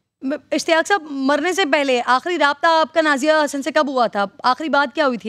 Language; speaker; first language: Urdu; native; Urdu